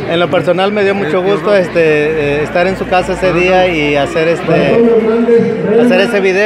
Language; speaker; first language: Spanish; native; Spanish